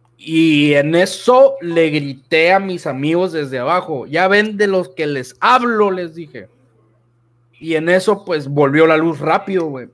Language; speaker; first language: Spanish; native; Spanish